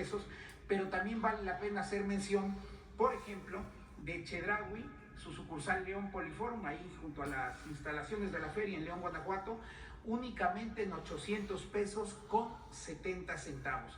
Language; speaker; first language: Spanish; native; Spanish